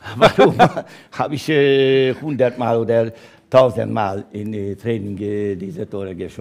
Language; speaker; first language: German; non-native, learner; Hungarian